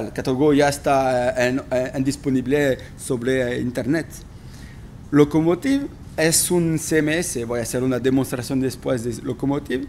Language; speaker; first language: Spanish; non-native, fluent; French